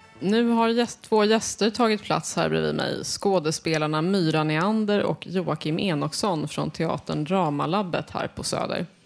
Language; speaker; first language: Swedish; native; Swedish